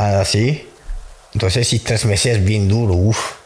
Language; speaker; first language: Spanish; non-native, fluent; French